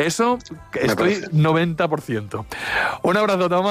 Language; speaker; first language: Spanish; native; Spanish